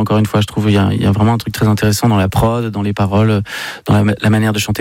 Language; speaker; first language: French; native; French